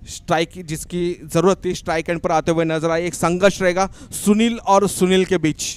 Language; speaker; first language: Hindi; non-native, local second language; Marathi